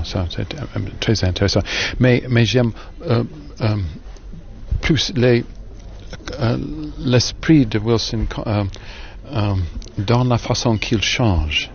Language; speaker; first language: French; non-native, learner; English